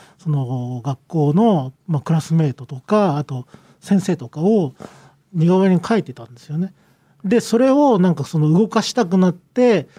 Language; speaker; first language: Japanese; native; Japanese